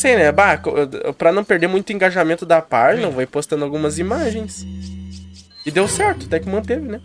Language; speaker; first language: Portuguese; native; Portuguese